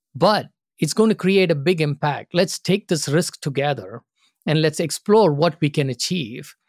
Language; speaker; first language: English; non-native, local second language; Tamil